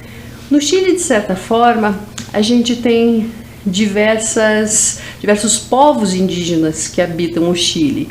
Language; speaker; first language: Portuguese; native; Portuguese